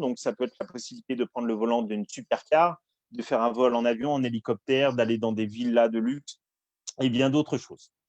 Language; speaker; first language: French; native; French